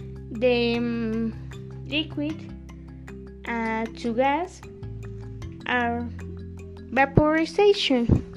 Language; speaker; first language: English; non-native, learner; Spanish